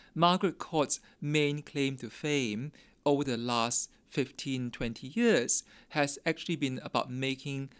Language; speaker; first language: English; non-native, local second language; Min Nan Chinese